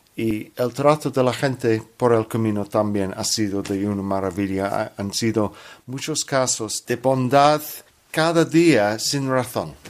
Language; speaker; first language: Spanish; non-native, fluent; English